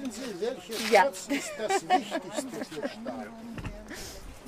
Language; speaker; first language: German; non-native, fluent; Russian